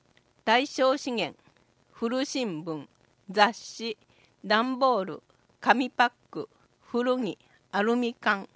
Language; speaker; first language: Japanese; native; Japanese